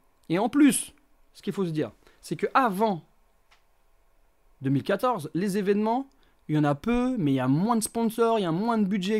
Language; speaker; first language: French; native; French